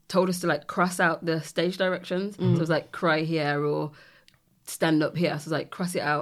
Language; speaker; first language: English; native; English